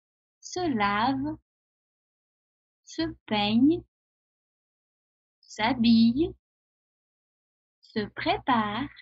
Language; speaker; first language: French; non-native, fluent; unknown